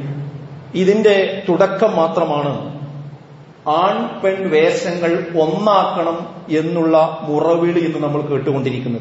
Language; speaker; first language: Malayalam; native; Malayalam